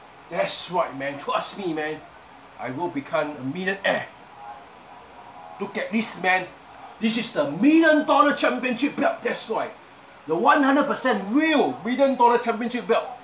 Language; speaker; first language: English; non-native, local second language; Chinese